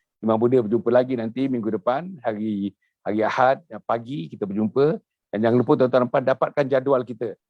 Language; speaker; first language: Malay; native; Malay